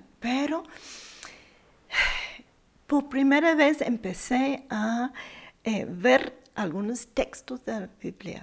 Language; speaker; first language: Spanish; non-native, fluent; English